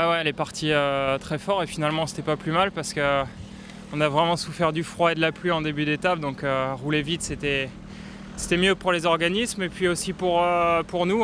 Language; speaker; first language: French; native; French